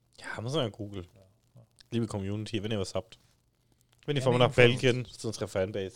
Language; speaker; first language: German; native; German